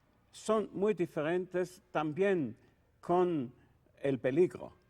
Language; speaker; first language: Spanish; non-native, learner; Italian